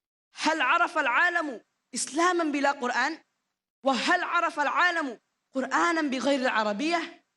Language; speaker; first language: Arabic; non-native, learner; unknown